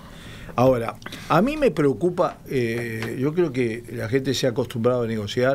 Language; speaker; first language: Spanish; native; Spanish